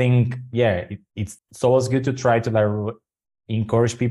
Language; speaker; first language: English; non-native, fluent; Spanish